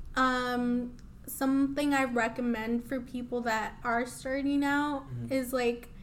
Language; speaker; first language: English; early bilingual, other home language; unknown